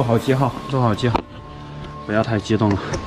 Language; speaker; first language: Chinese; native; Chinese